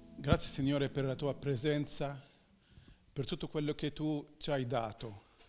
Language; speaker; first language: Italian; non-native, fluent; Arabic